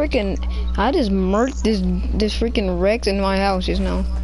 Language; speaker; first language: English; native; English